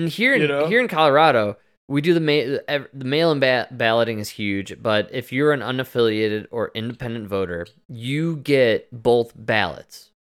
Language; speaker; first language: English; native; English